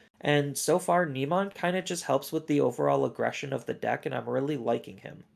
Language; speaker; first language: English; native; English